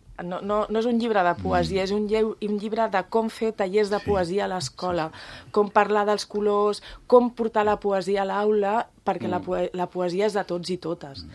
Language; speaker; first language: Catalan; non-native, fluent; Spanish